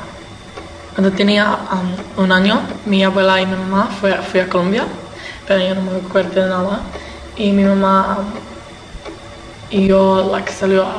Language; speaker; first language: Spanish; early bilingual, heritage; English